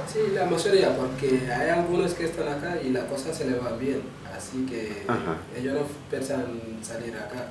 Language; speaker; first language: Spanish; non-native, local second language; Wolof